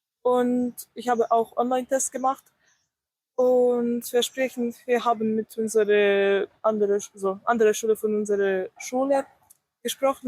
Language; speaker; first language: German; non-native, learner; Croatian